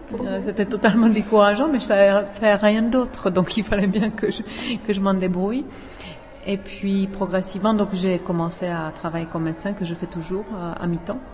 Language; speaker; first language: French; non-native, fluent; Czech